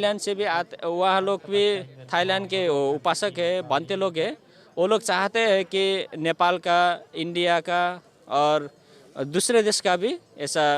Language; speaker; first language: Hindi; non-native, learner; Nepali